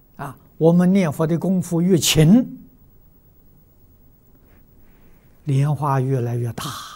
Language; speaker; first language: Chinese; native; Chinese